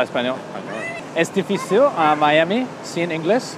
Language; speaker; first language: Spanish; non-native, learner; English